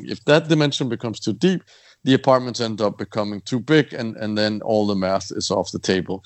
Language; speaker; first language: English; non-native, fluent; Danish